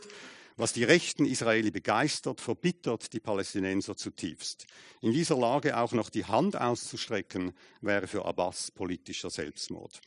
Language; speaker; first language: German; native; German